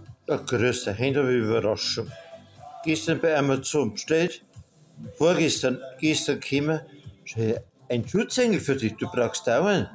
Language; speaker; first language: German; native; German